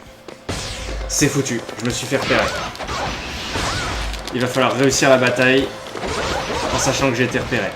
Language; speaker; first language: French; native; French